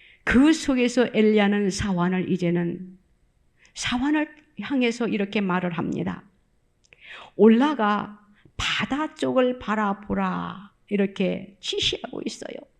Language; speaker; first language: Korean; native; Korean